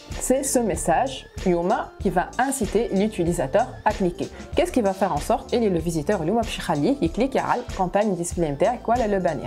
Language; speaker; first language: French; non-native, local second language; Arabic